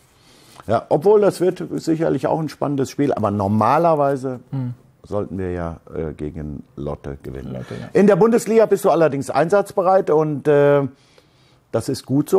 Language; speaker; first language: German; native; German